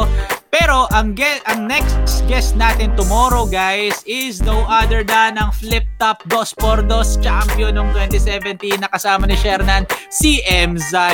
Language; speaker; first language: Filipino; native; Filipino